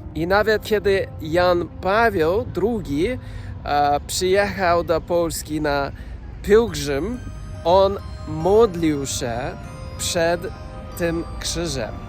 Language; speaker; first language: Polish; non-native, learner; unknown